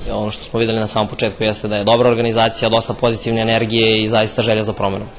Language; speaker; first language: Serbian; native; Serbian